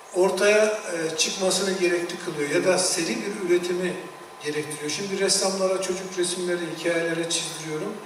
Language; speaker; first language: Turkish; native; Turkish